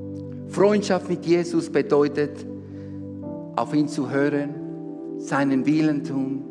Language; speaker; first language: German; non-native, fluent; Spanish